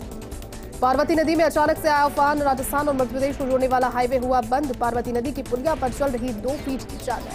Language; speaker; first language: Hindi; native; Hindi